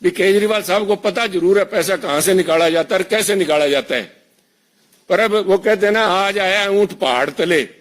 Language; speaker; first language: Urdu; non-native, local second language; Punjabi